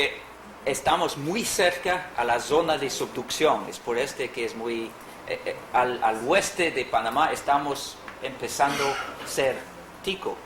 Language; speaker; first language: Spanish; non-native, fluent; English